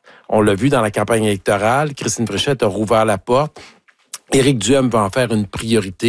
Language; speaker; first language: French; native; French